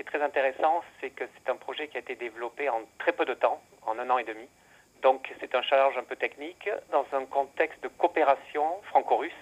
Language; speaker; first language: French; native; French